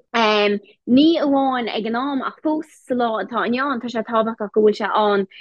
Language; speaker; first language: Irish; native; Irish